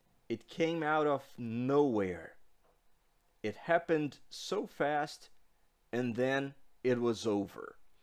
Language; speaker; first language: English; non-native, fluent; Portuguese